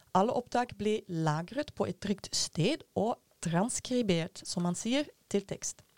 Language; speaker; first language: Norwegian; non-native, fluent; Dutch